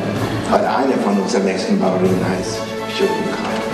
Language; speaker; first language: German; non-native, fluent; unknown